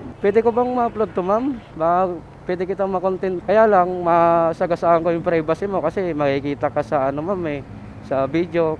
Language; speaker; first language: Filipino; non-native, local second language; Iloko